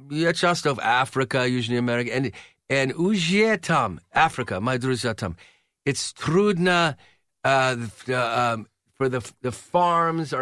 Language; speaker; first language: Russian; non-native, learner; English